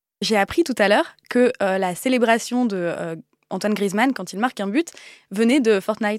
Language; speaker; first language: French; native; French